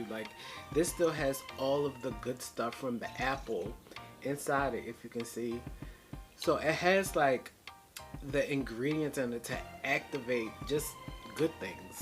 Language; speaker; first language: English; native; English